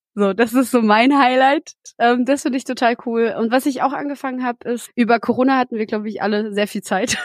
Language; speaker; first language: German; early bilingual, other home language; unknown